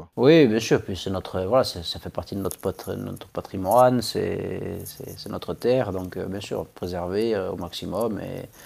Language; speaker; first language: French; native; French